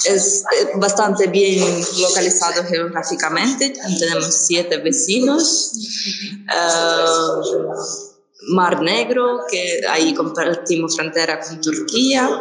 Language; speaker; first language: Spanish; non-native, fluent; Ukrainian